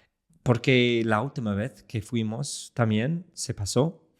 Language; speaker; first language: Spanish; non-native, fluent; English